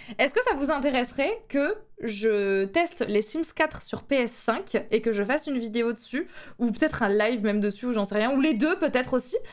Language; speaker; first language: French; native; French